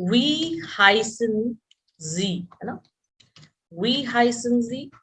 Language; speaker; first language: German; non-native, fluent; Hindi